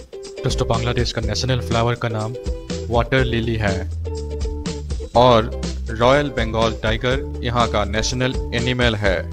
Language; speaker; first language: Hindi; non-native, local second language; Bangla